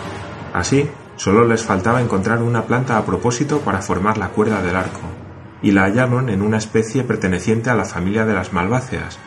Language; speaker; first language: Spanish; native; Spanish